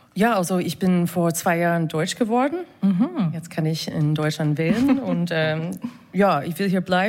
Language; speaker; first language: German; non-native, fluent; English